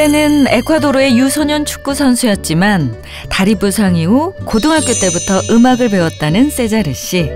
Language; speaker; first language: Korean; native; Korean